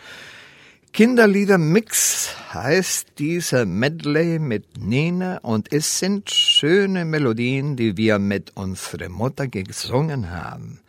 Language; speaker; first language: German; early bilingual, heritage; Spanish